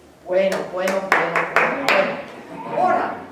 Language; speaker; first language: Spanish; non-native, fluent; English